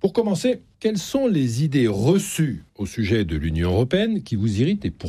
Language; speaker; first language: French; native; French